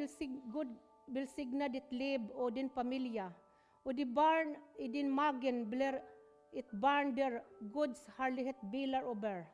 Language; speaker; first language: Norwegian; non-native, fluent; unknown